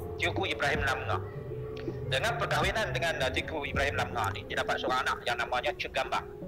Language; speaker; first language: Malay; native; Malay